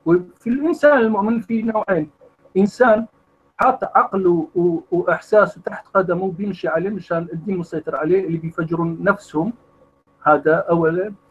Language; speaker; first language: Arabic; non-native, fluent; Kurdish